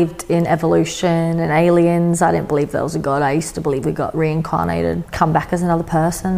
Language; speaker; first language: English; native; English